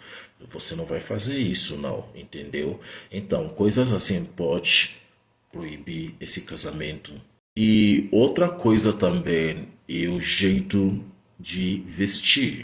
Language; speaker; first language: Portuguese; non-native, fluent; Igbo